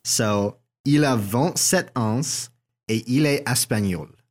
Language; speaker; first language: French; non-native, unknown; English